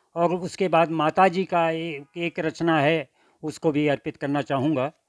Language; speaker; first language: Hindi; native; Hindi